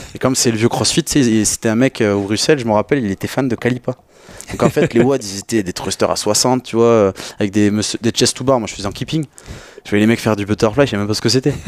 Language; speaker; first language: French; native; French